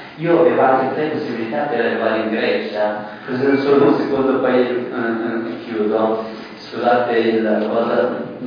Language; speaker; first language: Italian; non-native, fluent; Persian